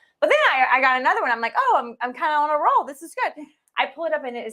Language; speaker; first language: English; native; English